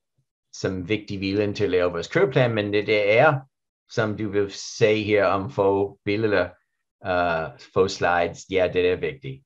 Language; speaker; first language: Danish; non-native, learner; English